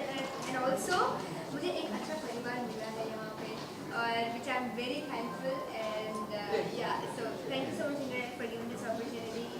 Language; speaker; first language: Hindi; non-native, local second language; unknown